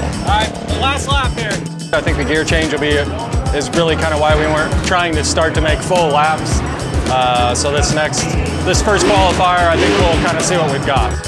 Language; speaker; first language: English; native; English